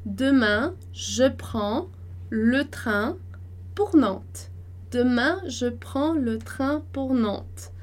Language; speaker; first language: French; non-native, fluent; Portuguese